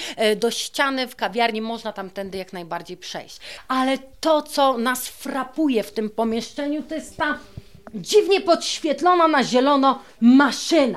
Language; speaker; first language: Polish; native; Polish